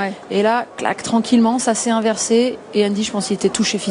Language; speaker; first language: French; native; French